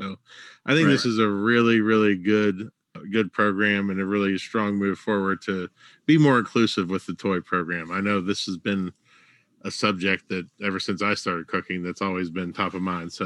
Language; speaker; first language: English; native; English